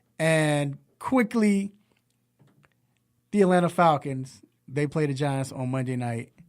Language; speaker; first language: English; native; English